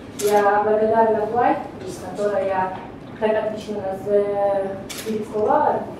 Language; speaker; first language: Russian; non-native, learner; Polish